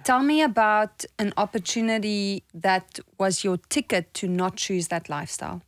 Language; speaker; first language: English; non-native, local second language; Afrikaans